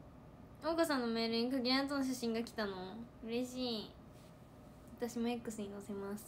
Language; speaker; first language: Japanese; native; Japanese